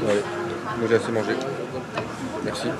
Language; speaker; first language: French; native; French